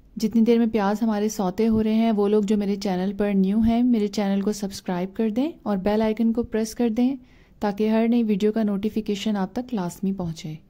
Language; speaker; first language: Hindi; native; Hindi